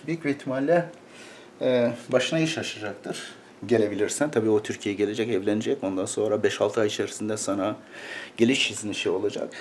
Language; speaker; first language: Turkish; native; Turkish